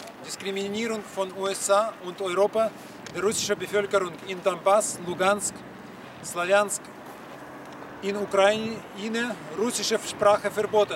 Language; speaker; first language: German; non-native, learner; Russian